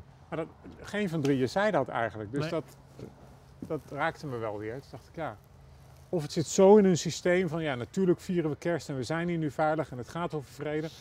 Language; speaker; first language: Dutch; native; Dutch